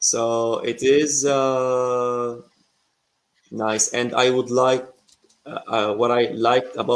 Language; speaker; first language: English; non-native, fluent; Arabic